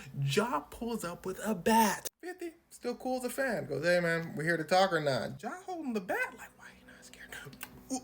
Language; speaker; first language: English; native; English